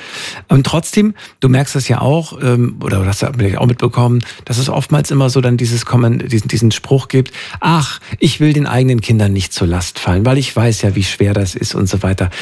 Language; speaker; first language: German; native; German